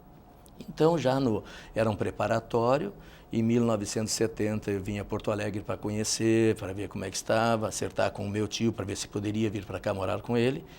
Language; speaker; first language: Portuguese; native; Portuguese